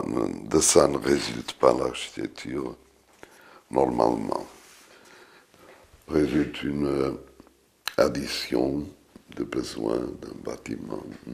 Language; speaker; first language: French; non-native, fluent; Portuguese